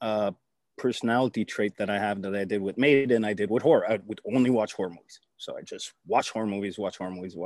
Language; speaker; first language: English; native; English